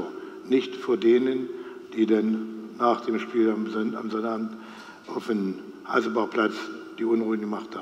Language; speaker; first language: German; native; German